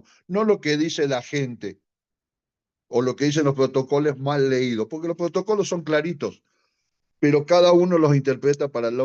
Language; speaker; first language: Spanish; native; Spanish